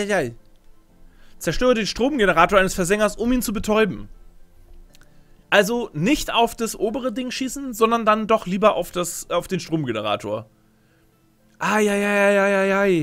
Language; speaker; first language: German; native; German